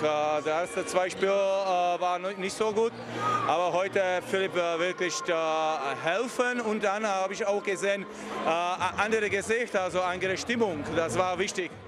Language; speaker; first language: German; non-native, learner; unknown